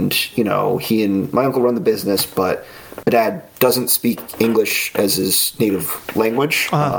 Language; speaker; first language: English; native; English